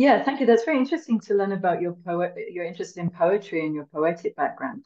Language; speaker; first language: English; native; English